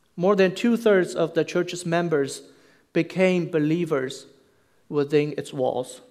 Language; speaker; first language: English; non-native, fluent; Chinese